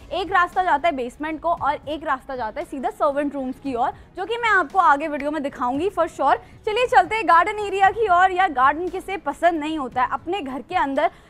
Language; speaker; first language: Hindi; native; Hindi